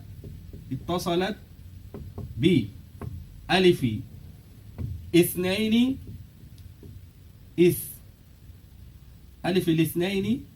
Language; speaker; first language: Arabic; non-native, fluent; Fula